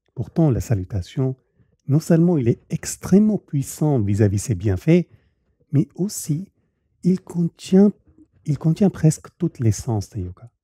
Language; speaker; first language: French; native; French